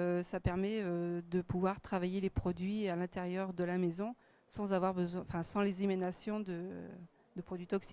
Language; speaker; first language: French; native; French